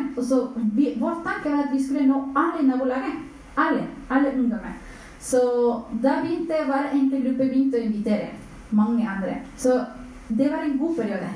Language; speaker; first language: Norwegian; non-native, fluent; Spanish